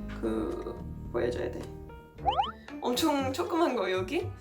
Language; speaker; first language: Korean; non-native, learner; English